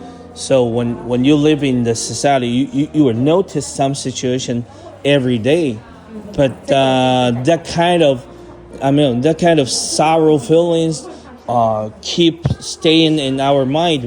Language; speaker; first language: English; non-native, fluent; Chinese